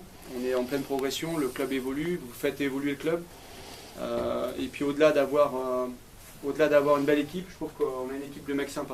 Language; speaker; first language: French; native; French